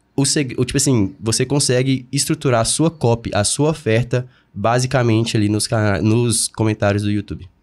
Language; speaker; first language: Portuguese; native; Portuguese